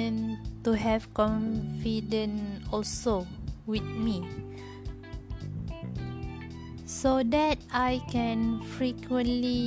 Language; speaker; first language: English; non-native, learner; Malay